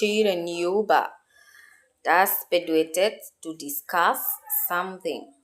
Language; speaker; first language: German; non-native, learner; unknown